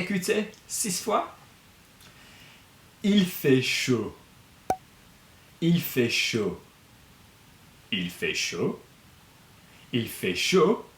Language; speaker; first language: French; non-native, fluent; English